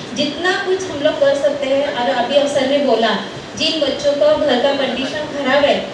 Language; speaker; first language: Hindi; non-native, local second language; Marathi